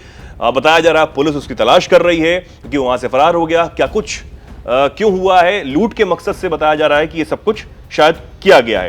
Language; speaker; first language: Hindi; native; Hindi